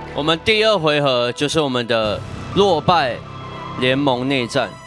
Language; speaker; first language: Chinese; native; Chinese